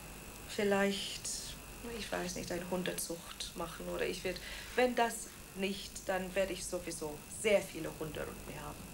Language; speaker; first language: German; non-native, fluent; Welsh